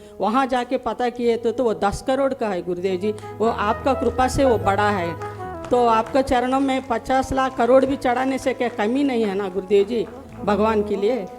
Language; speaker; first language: Hindi; non-native, local second language; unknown